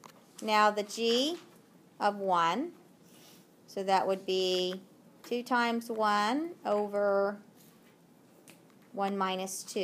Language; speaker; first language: English; native; English